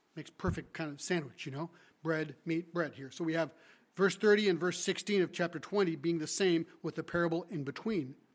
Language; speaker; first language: English; early bilingual, other home language; French